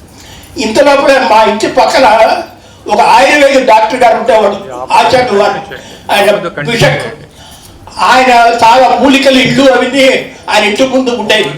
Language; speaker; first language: Telugu; native; Telugu